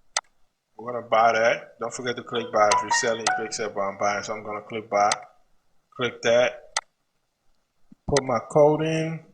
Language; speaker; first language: English; native; English